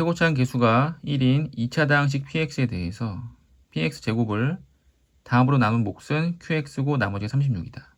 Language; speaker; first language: Korean; native; Korean